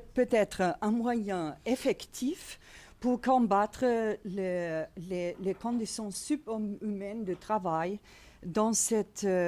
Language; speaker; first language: French; non-native, fluent; Portuguese